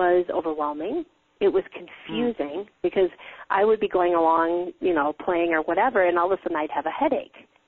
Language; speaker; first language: English; native; English